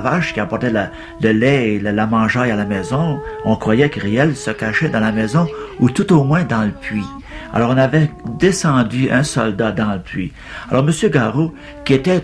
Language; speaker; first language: French; native; French